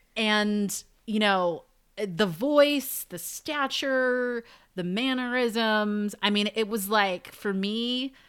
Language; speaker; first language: English; native; English